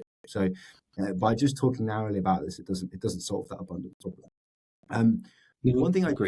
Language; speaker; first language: English; native; English